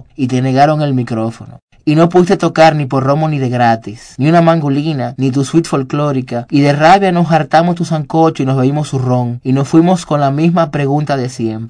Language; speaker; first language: Spanish; native; Spanish